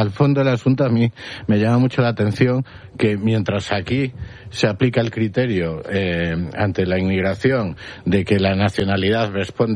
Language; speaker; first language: Spanish; native; Spanish